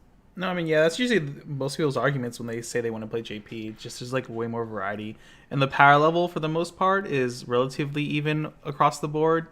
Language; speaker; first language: English; native; English